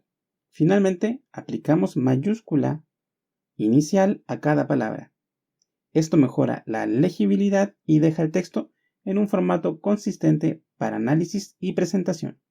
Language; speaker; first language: Spanish; native; Spanish